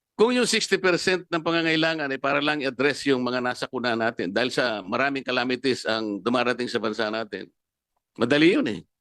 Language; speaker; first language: Filipino; non-native, local second language; Pampanga